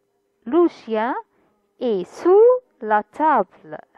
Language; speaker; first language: French; non-native, fluent; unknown